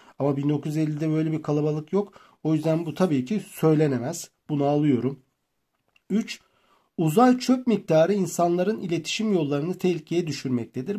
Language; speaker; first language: Turkish; native; Turkish